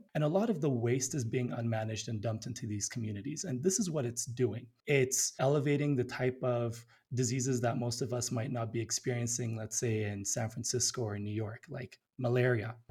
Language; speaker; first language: English; early bilingual, other home language; Amharic